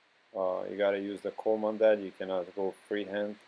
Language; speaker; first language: English; non-native, fluent; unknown